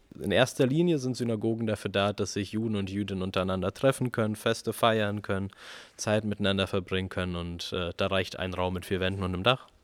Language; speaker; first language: German; early bilingual, other home language; Russian